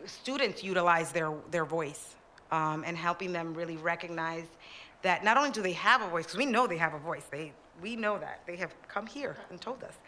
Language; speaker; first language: English; early bilingual, other home language; Spanish